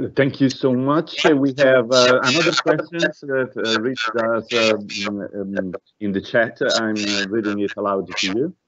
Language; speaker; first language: English; non-native, fluent; Italian